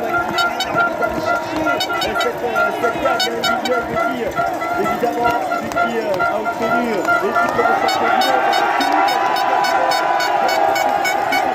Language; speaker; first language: French; native; French